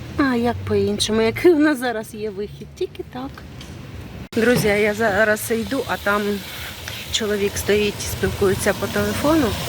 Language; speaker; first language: Ukrainian; non-native, local second language; Russian